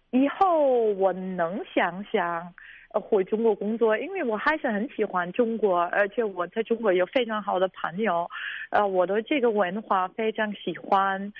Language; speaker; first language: Chinese; non-native, fluent; German